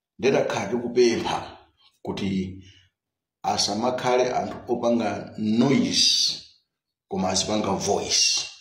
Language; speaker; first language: Nyanja; native; Nyanja